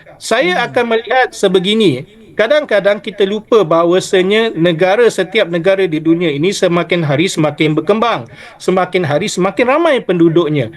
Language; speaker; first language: Malay; native; Malay